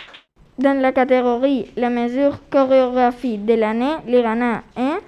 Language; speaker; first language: French; non-native, learner; Spanish